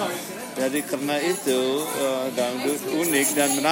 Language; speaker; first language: Indonesian; non-native, fluent; English